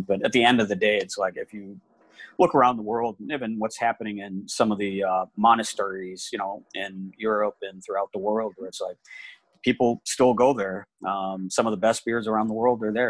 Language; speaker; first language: English; native; English